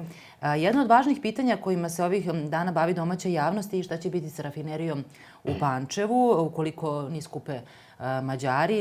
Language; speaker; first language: Serbian; native; Serbian